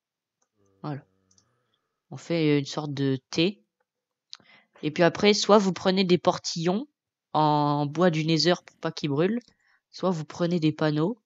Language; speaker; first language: French; native; French